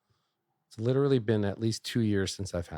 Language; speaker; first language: English; native; English